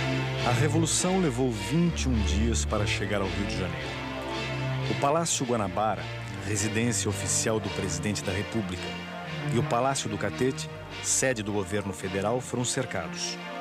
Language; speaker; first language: Portuguese; native; Portuguese